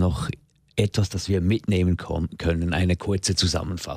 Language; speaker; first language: German; native; German